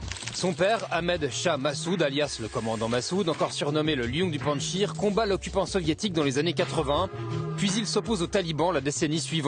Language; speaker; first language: French; native; French